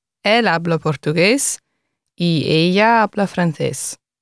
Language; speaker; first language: Spanish; non-native, learner; English